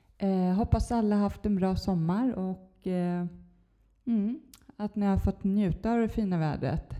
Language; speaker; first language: Swedish; native; Swedish